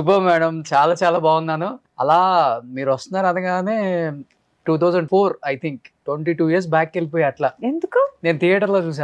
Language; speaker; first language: Telugu; native; Telugu